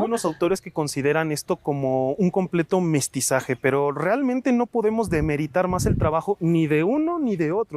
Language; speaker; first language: Spanish; native; Spanish